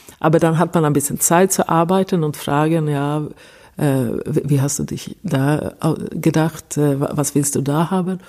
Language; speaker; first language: German; non-native, fluent; Swedish